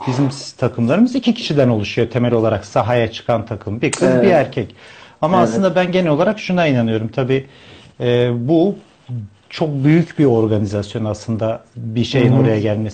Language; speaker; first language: Turkish; native; Turkish